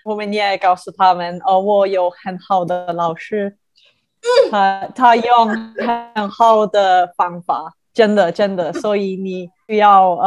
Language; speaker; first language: Chinese; non-native, learner; English